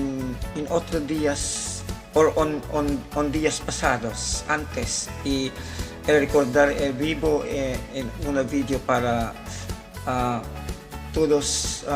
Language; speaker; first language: Spanish; non-native, learner; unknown